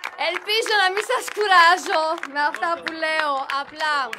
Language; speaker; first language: Greek; non-native, fluent; Romanian